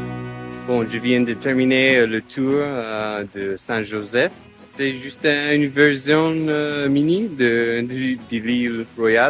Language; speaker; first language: French; non-native, fluent; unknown